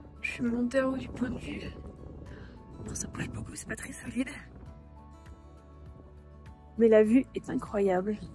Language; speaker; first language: French; native; French